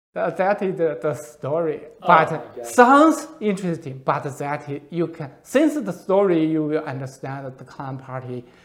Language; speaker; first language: English; non-native, learner; Chinese